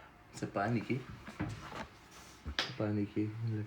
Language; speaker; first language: French; non-native, fluent; Dutch